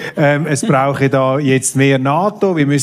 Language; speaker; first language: German; native; German